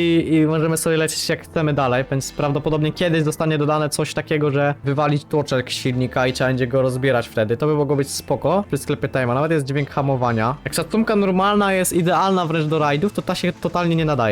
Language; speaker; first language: Polish; native; Polish